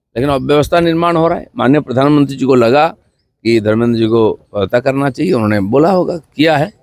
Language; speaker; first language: Hindi; non-native, local second language; Bangla